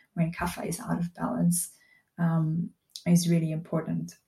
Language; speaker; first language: English; non-native, fluent; Dutch